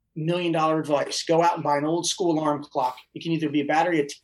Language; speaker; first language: English; native; English